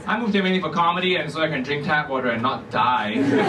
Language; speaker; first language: English; non-native, local second language; Chinese